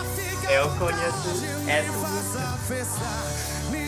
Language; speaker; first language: Portuguese; non-native, learner; English